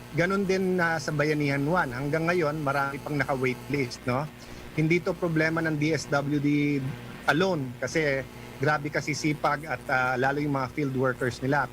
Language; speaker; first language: Filipino; native; Filipino